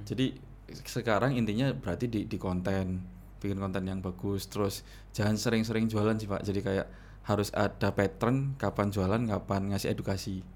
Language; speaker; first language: Indonesian; non-native, local second language; Madurese